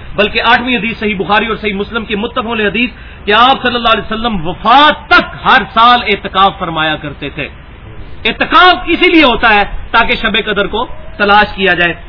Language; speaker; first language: Urdu; non-native, local second language; Punjabi